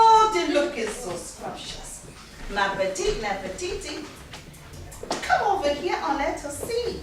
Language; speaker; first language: English; early bilingual, other home language; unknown